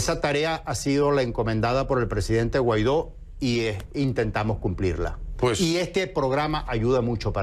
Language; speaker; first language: Spanish; native; Spanish